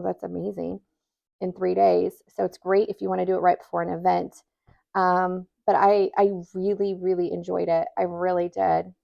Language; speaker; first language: English; native; English